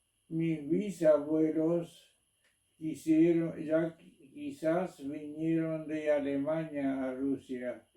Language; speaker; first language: Spanish; non-native, local second language; German